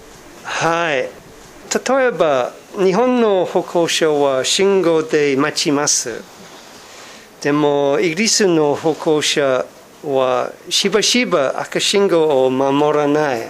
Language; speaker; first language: Japanese; non-native, learner; English